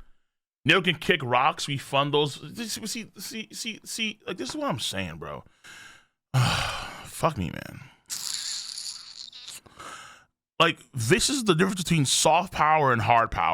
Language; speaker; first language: English; native; English